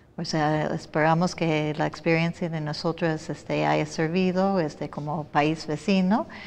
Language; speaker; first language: Spanish; non-native, fluent; English